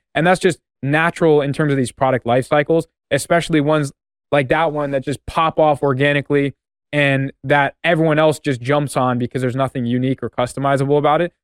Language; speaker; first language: English; native; English